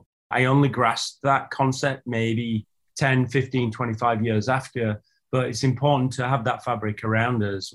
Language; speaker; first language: English; native; English